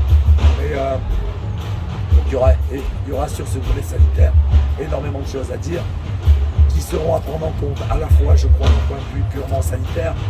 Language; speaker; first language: French; native; French